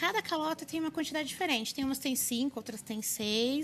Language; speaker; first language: Portuguese; native; Portuguese